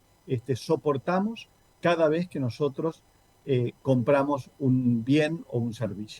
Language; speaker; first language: Spanish; native; Spanish